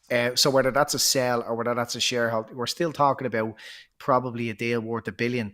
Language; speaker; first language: English; native; English